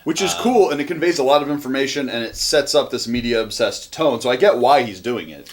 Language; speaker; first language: English; native; English